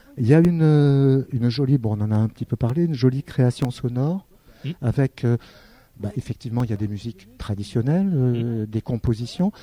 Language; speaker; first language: French; native; French